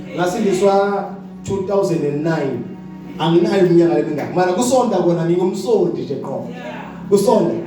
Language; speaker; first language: Zulu; non-native, local second language; Swati